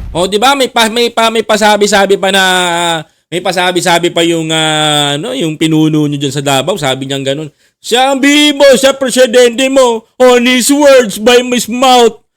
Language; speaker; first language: Filipino; native; Filipino